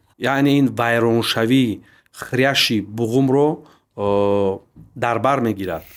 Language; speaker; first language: Tajik; native; Tajik